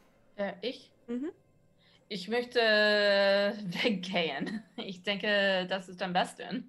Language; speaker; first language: German; non-native, learner; English